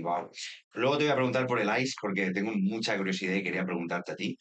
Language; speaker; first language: Spanish; native; Spanish